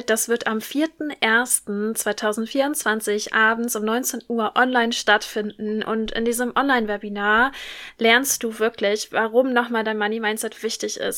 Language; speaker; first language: German; native; German